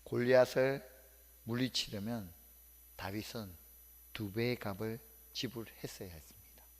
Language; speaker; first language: Korean; native; Korean